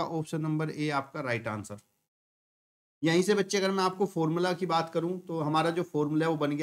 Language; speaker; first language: Hindi; native; Hindi